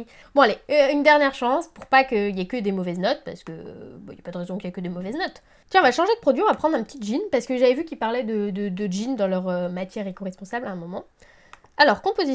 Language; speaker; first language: French; native; French